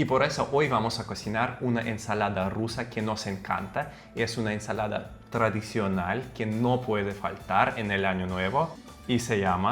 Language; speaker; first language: Spanish; non-native, fluent; Russian